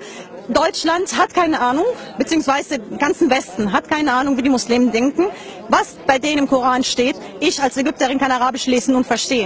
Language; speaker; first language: German; non-native, fluent; Arabic